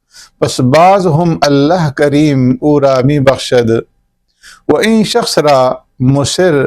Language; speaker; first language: Persian; non-native, fluent; Urdu